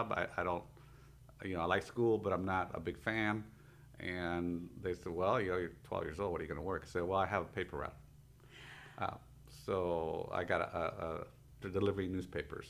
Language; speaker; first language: English; early bilingual, other home language; Spanish